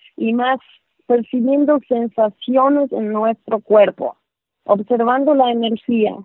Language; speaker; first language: Spanish; non-native, fluent; Polish